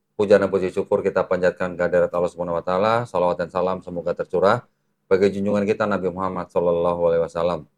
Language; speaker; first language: Indonesian; native; Indonesian